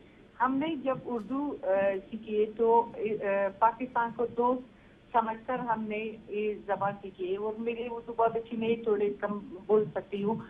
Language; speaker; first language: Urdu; non-native, fluent; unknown